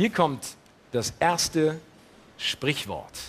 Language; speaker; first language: German; native; German